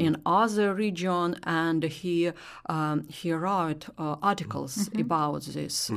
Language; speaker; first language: English; non-native, learner; Russian